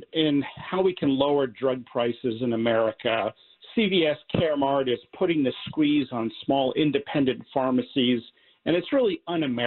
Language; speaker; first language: English; native; English